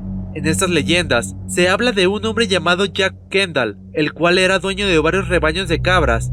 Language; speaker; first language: Spanish; native; Spanish